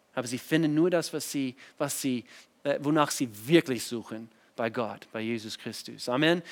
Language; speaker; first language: German; non-native, fluent; English